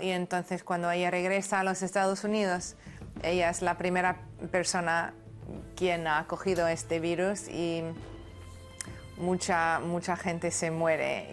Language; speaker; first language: Spanish; non-native, fluent; English